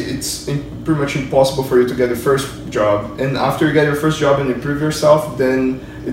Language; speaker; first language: English; non-native, fluent; Portuguese